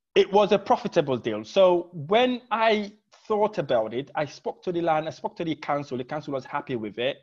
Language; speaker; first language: English; non-native, fluent; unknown